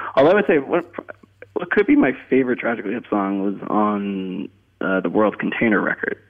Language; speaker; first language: English; native; English